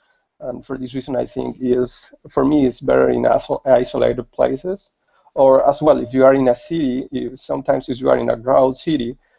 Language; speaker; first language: English; non-native, learner; Spanish